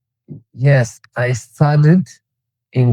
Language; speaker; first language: English; non-native, learner; Tigrinya